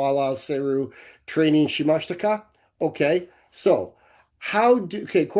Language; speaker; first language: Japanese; non-native, learner; English